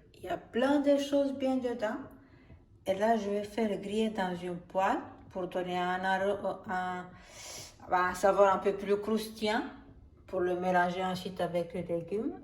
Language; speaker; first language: French; non-native, fluent; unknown